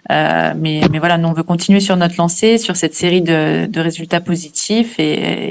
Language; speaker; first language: French; native; French